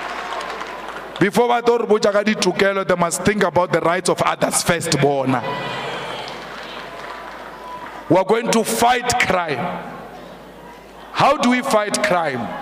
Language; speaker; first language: English; non-native, local second language; Northern Sotho